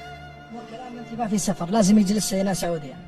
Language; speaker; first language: Arabic; native; Arabic